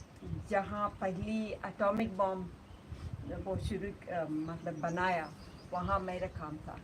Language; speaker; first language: Hindi; non-native, local second language; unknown